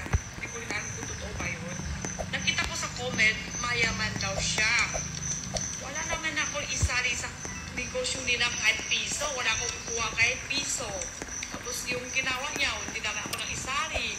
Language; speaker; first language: Filipino; non-native, learner; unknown